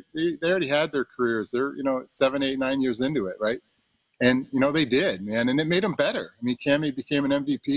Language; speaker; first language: English; native; English